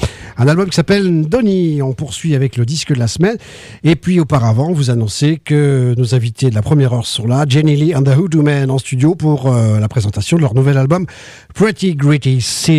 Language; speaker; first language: French; native; French